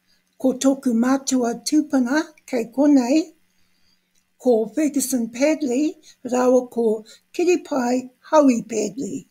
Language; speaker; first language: Māori; non-native, local second language; English